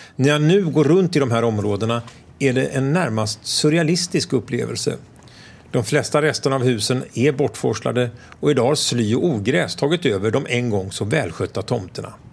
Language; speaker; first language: Swedish; native; Swedish